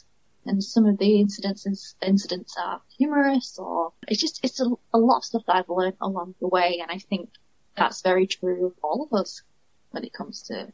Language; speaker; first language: English; native; English